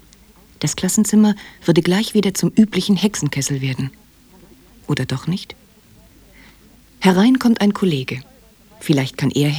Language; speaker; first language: German; native; German